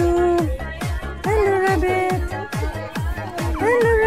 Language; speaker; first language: English; non-native, learner; Filipino